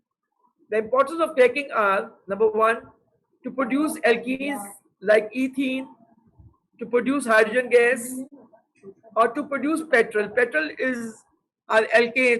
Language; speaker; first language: English; non-native, local second language; Urdu